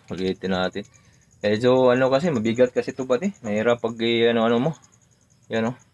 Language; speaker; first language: Filipino; non-native, local second language; Cebuano